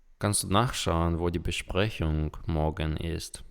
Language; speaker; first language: German; non-native, fluent; Ukrainian